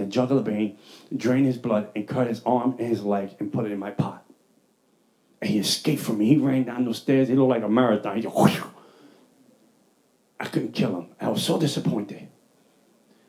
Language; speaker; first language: English; native; English